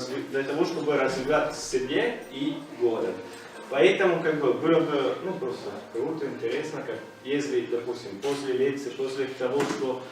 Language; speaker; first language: Russian; non-native, fluent; Italian